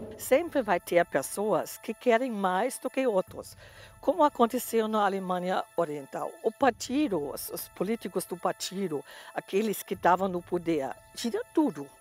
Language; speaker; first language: Portuguese; non-native, fluent; German